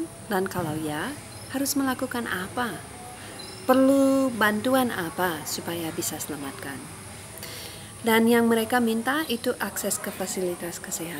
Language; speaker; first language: Indonesian; non-native, fluent; English